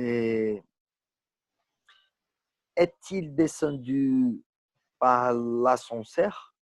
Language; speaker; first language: French; non-native, learner; Portuguese